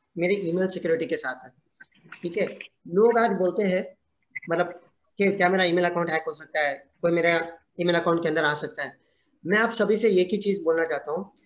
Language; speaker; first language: Hindi; non-native, local second language; Gujarati